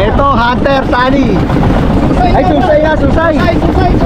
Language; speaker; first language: Filipino; non-native, local second language; Iloko